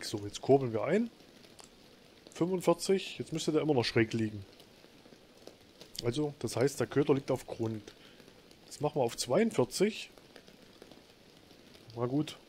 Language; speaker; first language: German; native; German